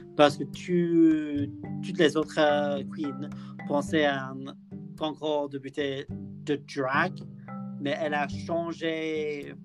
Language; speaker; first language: French; non-native, learner; English